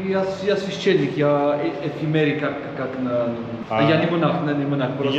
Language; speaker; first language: Russian; non-native, learner; Bulgarian